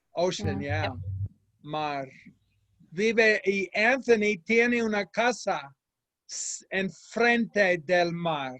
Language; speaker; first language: Spanish; non-native, fluent; English